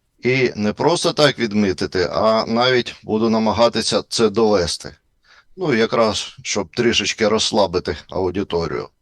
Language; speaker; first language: Ukrainian; non-native, local second language; Russian